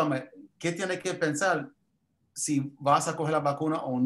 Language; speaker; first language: Spanish; early bilingual, heritage; English